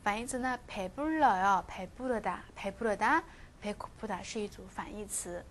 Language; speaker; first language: Korean; non-native, fluent; Chinese